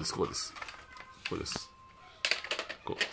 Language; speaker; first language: Japanese; native; Japanese